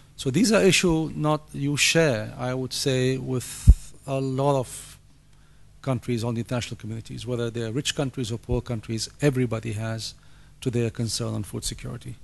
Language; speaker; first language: English; non-native, fluent; Arabic